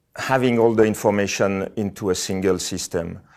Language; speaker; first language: English; non-native, fluent; French